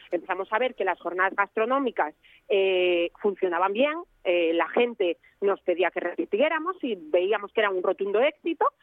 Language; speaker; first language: Spanish; native; Spanish